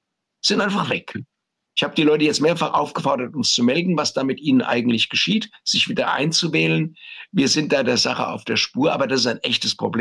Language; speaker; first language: German; native; German